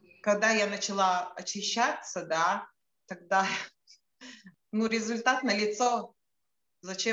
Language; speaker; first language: Russian; non-native, local second language; Latvian